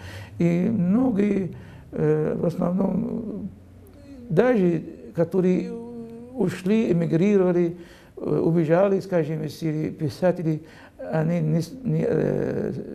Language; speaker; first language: Russian; non-native, fluent; Arabic